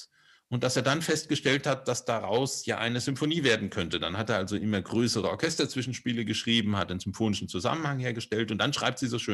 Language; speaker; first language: German; native; German